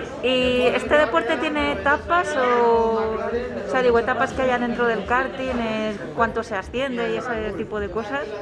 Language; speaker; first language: Spanish; native; Spanish